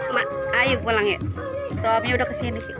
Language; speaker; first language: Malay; non-native, local second language; Sundanese